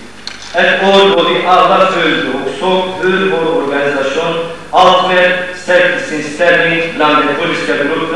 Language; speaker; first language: Swedish; non-native, fluent; Kurdish